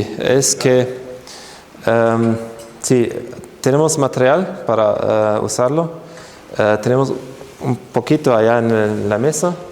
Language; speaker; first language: Spanish; non-native, fluent; German